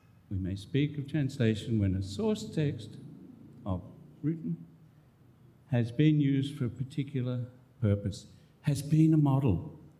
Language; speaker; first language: English; native; English